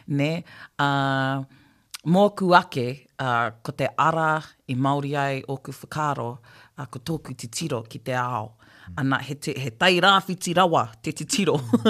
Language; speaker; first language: Māori; native; Māori